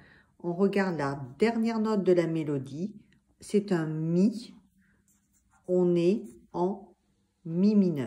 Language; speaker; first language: French; native; French